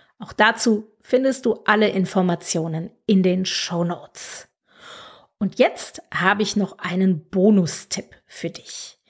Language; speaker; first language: German; native; German